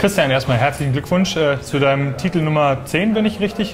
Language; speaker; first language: German; native; German